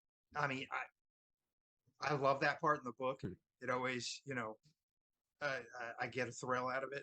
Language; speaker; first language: English; native; English